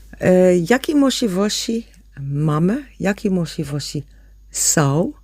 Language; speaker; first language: Polish; non-native, learner; Dutch